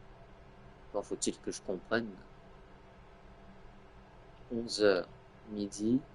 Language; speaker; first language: French; native; French